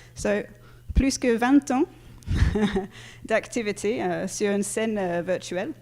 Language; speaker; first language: French; non-native, fluent; English